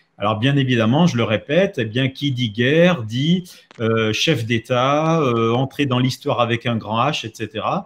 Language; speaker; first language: French; native; French